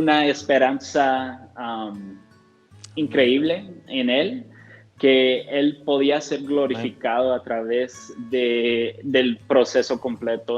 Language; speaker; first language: Spanish; non-native, fluent; English